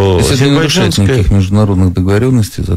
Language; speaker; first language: Russian; native; Russian